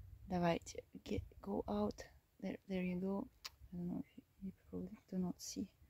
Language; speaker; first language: English; non-native, fluent; Russian